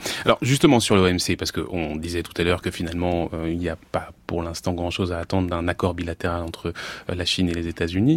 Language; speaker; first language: French; native; French